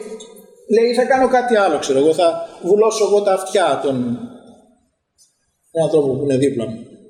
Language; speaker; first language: Greek; native; Greek